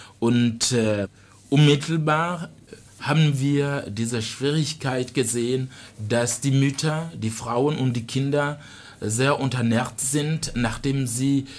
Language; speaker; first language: German; non-native, fluent; Rundi